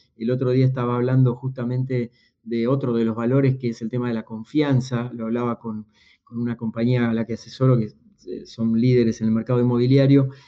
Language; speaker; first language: Spanish; native; Spanish